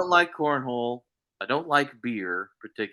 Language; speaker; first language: English; native; English